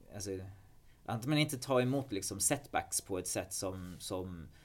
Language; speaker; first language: Swedish; non-native, fluent; English